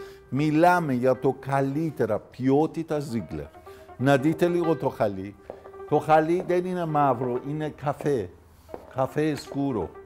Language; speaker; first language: Greek; non-native, learner; Persian